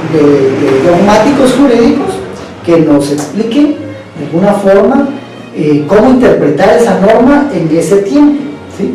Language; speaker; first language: Spanish; native; Spanish